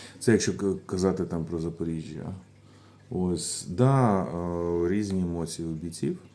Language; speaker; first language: Ukrainian; native; Ukrainian